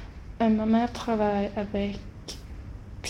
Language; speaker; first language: French; non-native, learner; Swedish